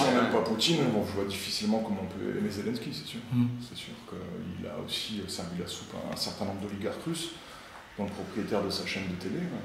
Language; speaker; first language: French; native; French